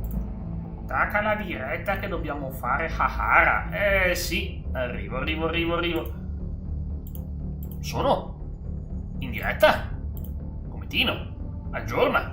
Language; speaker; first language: Italian; native; Italian